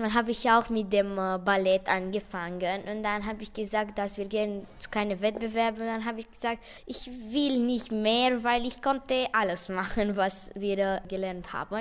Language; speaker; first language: German; non-native, local second language; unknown